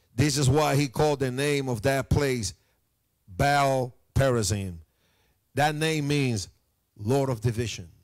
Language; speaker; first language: English; non-native, fluent; Spanish